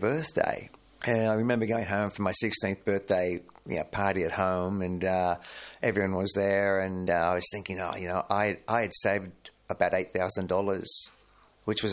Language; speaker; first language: English; native; English